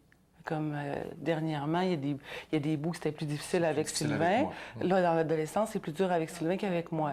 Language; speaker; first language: French; native; French